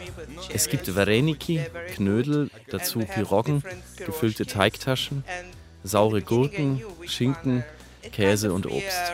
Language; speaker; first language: German; native; German